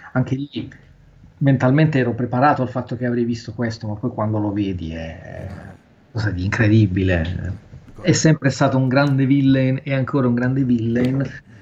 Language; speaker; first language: Italian; native; Italian